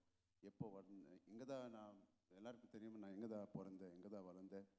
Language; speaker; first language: Tamil; non-native, local second language; Telugu